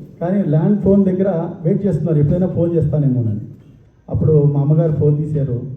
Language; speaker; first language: Telugu; native; Telugu